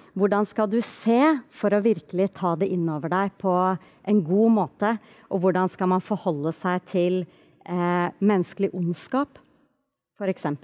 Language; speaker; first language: Norwegian; native; Norwegian